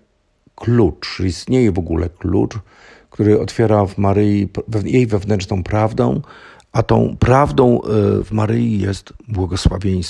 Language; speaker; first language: Polish; native; Polish